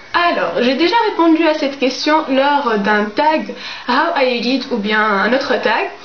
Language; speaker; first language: French; non-native, local second language; Arabic